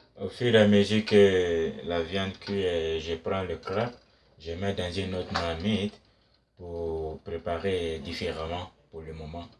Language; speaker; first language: French; non-native, local second language; Susu